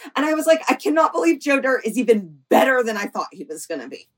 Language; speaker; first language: English; native; English